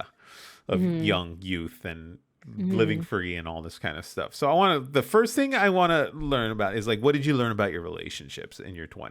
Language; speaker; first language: English; native; English